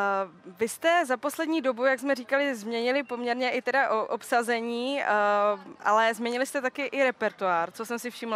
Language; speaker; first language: Czech; native; Czech